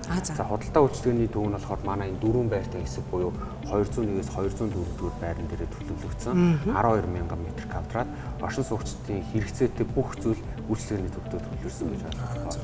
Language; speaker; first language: Mongolian; native; Mongolian